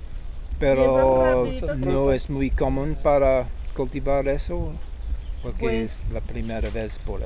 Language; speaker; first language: Spanish; non-native, learner; English